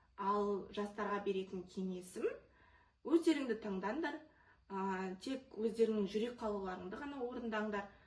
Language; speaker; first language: Kazakh; non-native, local second language; Russian